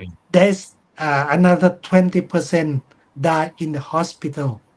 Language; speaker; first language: English; non-native, fluent; Thai